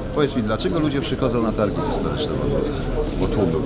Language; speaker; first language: Polish; native; Polish